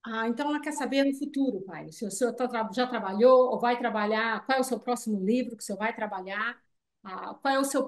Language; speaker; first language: Portuguese; early bilingual, heritage; Portuguese